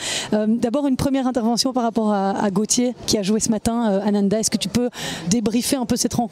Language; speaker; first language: French; native; French